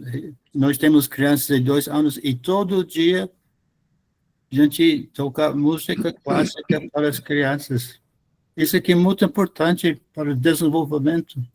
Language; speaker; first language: Portuguese; non-native, fluent; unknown